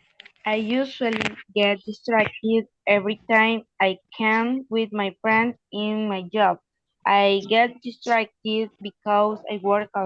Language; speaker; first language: English; non-native, learner; Spanish